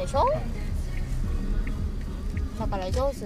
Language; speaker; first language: Japanese; non-native, learner; Vietnamese